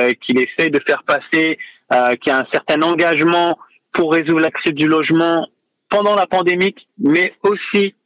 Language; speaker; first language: French; native; French